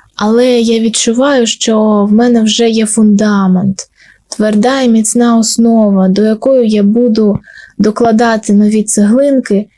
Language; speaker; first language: Ukrainian; non-native, local second language; Russian